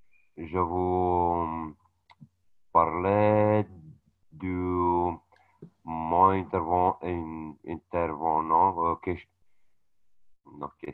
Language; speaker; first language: French; non-native, learner; Romanian